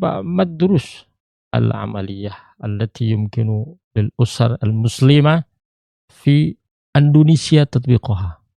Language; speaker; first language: Arabic; non-native, fluent; Indonesian